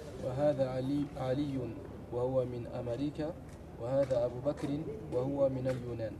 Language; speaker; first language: Arabic; non-native, learner; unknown